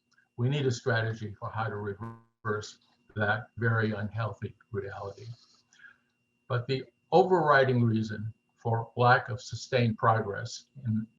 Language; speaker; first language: English; native; English